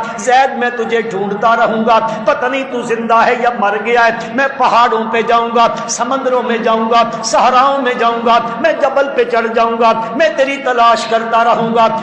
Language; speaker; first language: Urdu; non-native, local second language; Punjabi